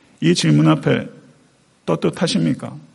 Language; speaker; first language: Korean; native; Korean